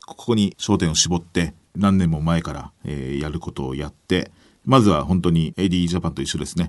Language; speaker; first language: Japanese; native; Japanese